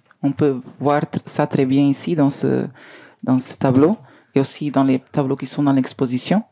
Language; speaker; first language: French; non-native, learner; Spanish